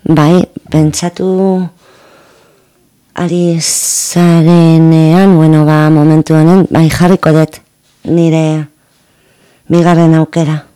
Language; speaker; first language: Basque; non-native, local second language; Spanish